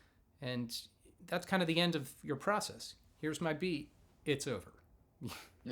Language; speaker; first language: English; native; English